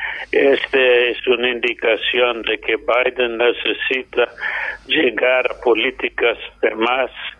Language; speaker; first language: Spanish; non-native, fluent; English